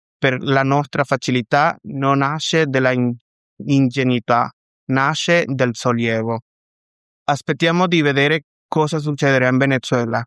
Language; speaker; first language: Italian; non-native, fluent; Spanish